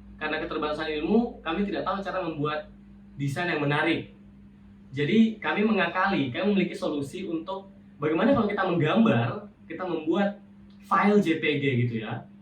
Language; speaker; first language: Indonesian; native; Indonesian